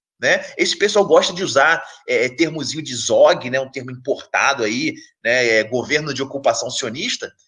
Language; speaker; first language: Portuguese; native; Portuguese